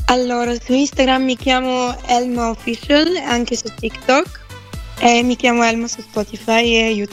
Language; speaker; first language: Italian; non-native, fluent; Bulgarian